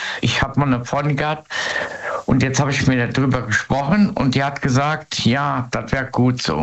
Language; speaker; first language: German; native; German